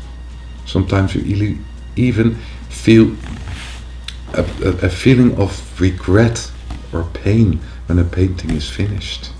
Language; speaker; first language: English; non-native, fluent; Dutch